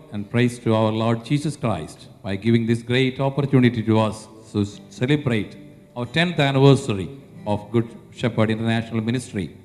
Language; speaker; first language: English; non-native, local second language; Malayalam